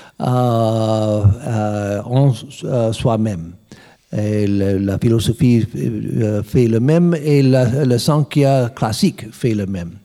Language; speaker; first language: French; non-native, learner; English